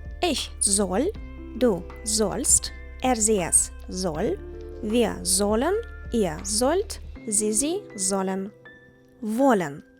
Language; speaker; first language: German; non-native, fluent; Ukrainian